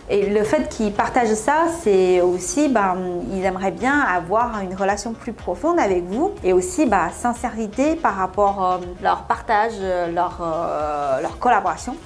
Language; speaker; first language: French; non-native, fluent; Chinese